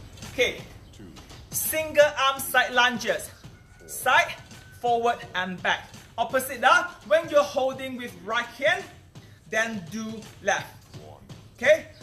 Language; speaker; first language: English; non-native, local second language; Chinese